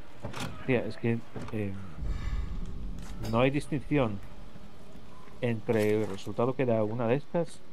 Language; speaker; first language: Spanish; native; Spanish